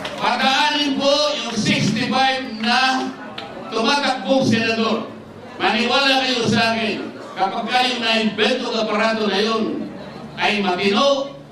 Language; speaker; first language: Filipino; native; Filipino